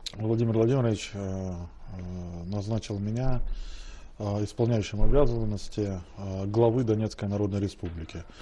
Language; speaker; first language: Russian; native; Russian